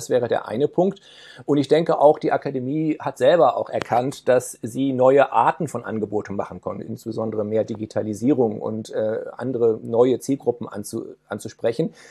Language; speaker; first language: German; native; German